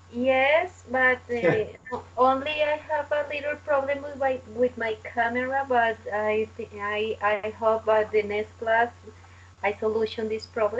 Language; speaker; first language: English; non-native, learner; Spanish